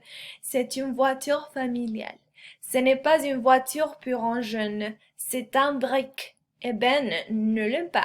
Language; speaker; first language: French; non-native, fluent; Spanish